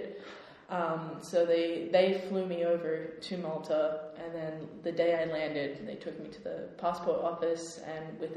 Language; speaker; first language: English; native; English